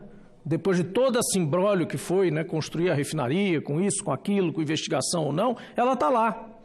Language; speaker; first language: Portuguese; native; Portuguese